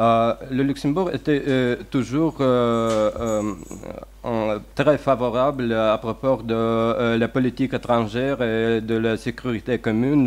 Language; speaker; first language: French; non-native, fluent; Russian